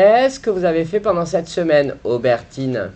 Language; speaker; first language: French; native; French